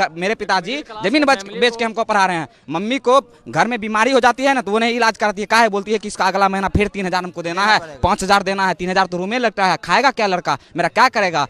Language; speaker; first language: Hindi; native; Hindi